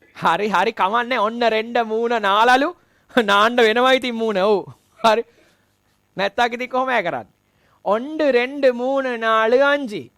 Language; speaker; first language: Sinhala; non-native, local second language; Tamil